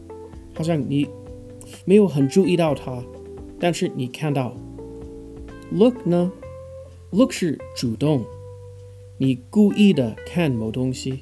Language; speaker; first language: Chinese; non-native, fluent; English